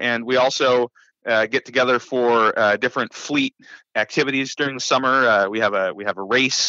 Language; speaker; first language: English; native; English